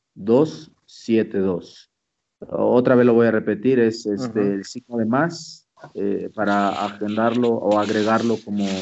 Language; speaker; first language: Spanish; native; Spanish